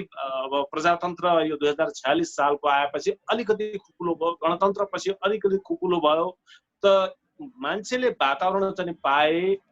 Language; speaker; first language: Nepali; non-native, local second language; Maithili